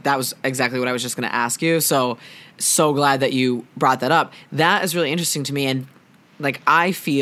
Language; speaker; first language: English; native; English